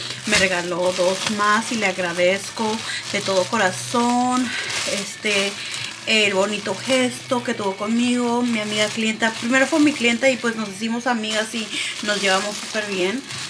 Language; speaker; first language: Spanish; native; Spanish